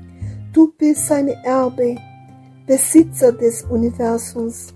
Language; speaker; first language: German; non-native, fluent; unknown